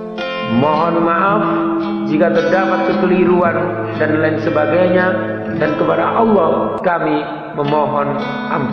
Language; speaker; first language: Indonesian; native; Indonesian